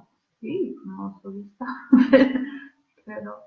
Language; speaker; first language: Spanish; non-native, learner; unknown